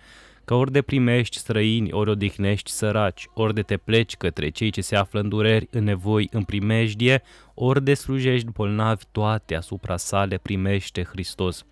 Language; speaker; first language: Romanian; native; Romanian